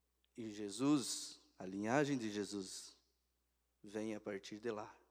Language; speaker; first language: Portuguese; native; Portuguese